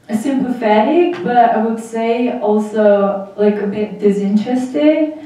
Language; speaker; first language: English; non-native, fluent; Armenian